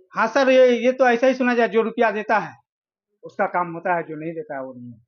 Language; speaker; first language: Hindi; non-native, local second language; Bangla